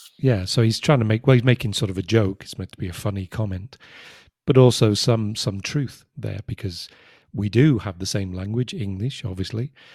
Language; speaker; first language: English; native; English